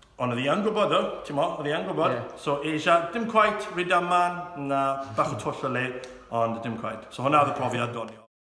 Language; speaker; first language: Welsh; non-native, local second language; English